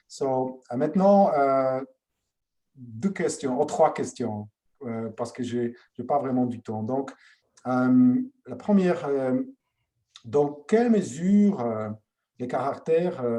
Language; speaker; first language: French; non-native, fluent; Polish